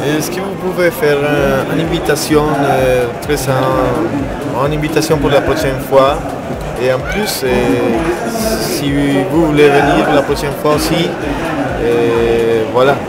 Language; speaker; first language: French; non-native, learner; Spanish